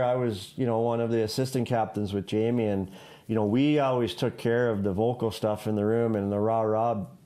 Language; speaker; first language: English; native; English